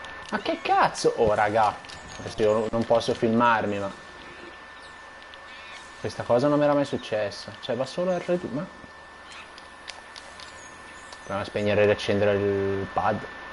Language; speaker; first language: Italian; native; Italian